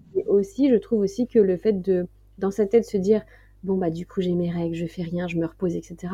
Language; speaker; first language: French; native; French